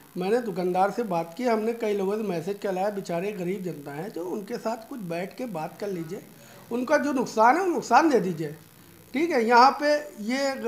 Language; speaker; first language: Hindi; native; Hindi